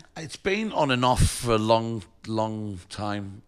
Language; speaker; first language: English; native; English